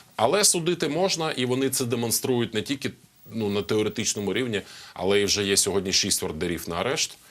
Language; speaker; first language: Ukrainian; non-native, local second language; Russian